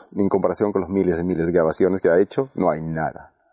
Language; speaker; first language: Spanish; non-native, fluent; Swedish